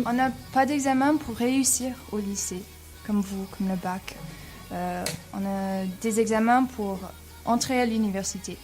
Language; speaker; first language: French; non-native, fluent; English